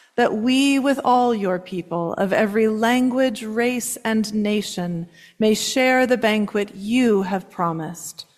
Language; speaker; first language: English; native; English